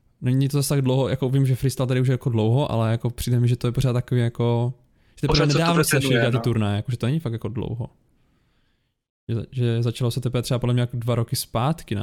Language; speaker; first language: Czech; native; Czech